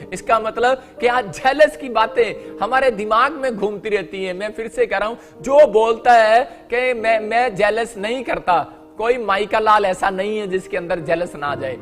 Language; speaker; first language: Hindi; native; Hindi